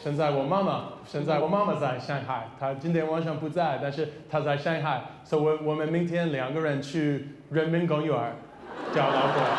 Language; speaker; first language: Chinese; non-native, learner; English